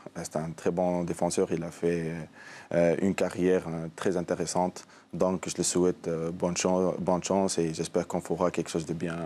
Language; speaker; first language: French; non-native, local second language; Arabic